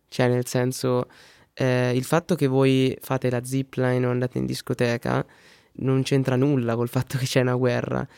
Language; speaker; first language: Italian; native; Italian